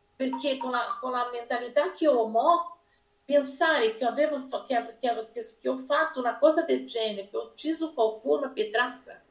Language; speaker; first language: Italian; non-native, fluent; Portuguese